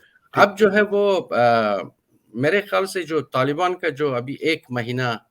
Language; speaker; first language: Hindi; non-native, fluent; Persian